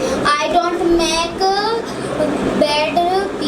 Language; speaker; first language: English; non-native, learner; Hindi